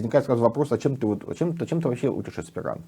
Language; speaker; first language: Russian; native; Russian